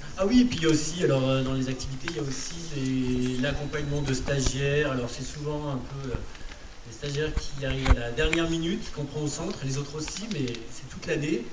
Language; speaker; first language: French; native; French